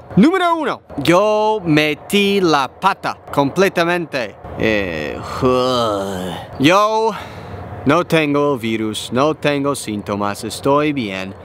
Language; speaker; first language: Spanish; non-native, learner; English